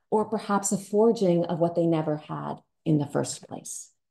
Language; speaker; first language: English; native; English